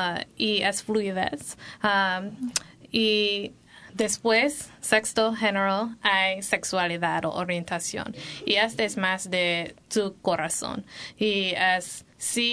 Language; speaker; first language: Spanish; non-native, learner; English